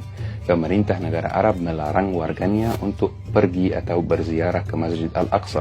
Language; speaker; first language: Indonesian; non-native, fluent; Arabic